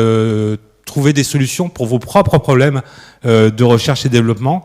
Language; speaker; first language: French; native; French